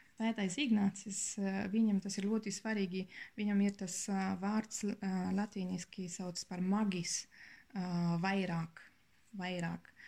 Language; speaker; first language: Latvian; non-native, learner; German